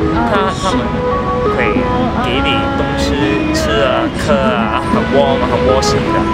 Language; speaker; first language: Chinese; non-native, local second language; Cantonese